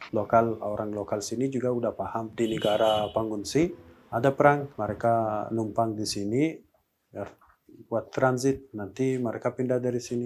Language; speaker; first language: Indonesian; non-native, learner; Persian